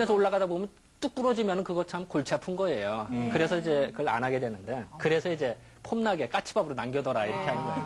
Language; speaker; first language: Korean; native; Korean